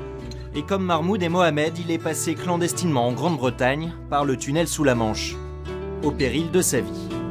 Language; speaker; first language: French; native; French